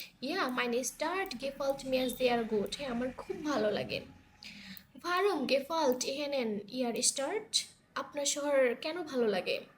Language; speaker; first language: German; non-native, learner; Bangla